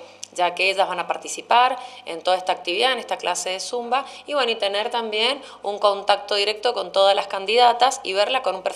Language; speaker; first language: Spanish; native; Spanish